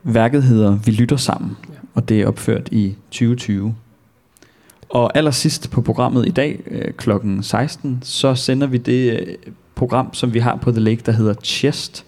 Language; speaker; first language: Danish; native; Danish